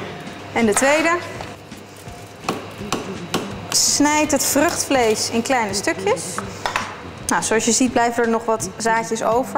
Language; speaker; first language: Dutch; non-native, fluent; Italian